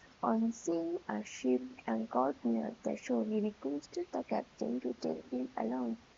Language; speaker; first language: English; non-native, local second language; Bangla